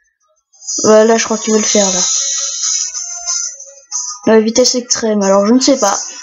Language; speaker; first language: French; native; French